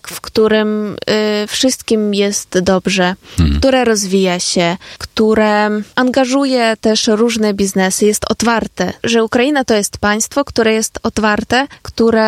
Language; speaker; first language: Polish; non-native, fluent; Ukrainian